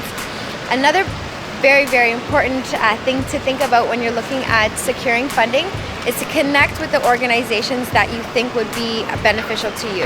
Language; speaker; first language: English; native; English